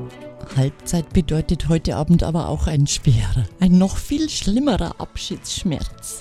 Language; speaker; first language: German; native; German